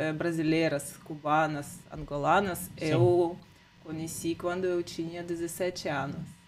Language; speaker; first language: Portuguese; non-native, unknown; Russian